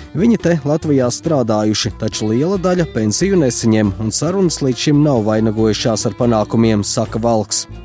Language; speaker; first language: Latvian; native; Latvian